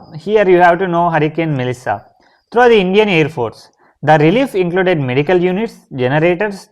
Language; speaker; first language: English; non-native, local second language; Telugu